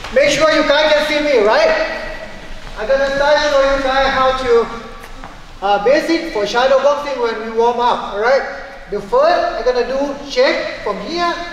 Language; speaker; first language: English; non-native, learner; Thai